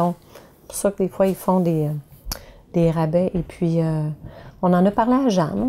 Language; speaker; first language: French; native; French